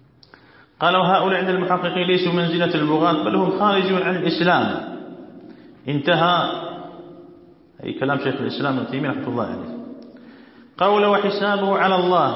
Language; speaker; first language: Arabic; native; Arabic